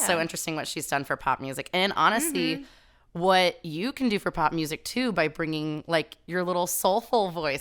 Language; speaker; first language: English; native; English